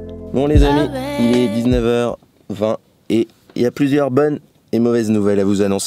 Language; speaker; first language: French; native; French